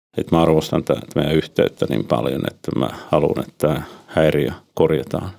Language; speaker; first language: Finnish; native; Finnish